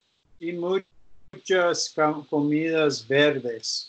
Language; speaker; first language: Spanish; non-native, learner; English